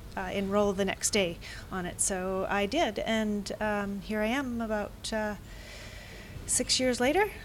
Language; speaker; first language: English; native; English